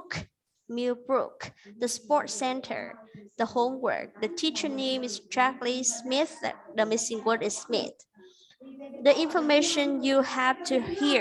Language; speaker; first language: English; non-native, fluent; Vietnamese